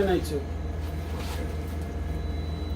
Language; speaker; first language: Hebrew; native; Hebrew